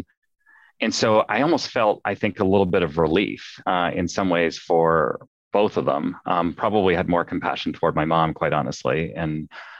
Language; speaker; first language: English; native; English